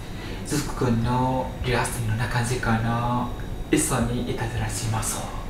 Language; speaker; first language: Japanese; non-native, learner; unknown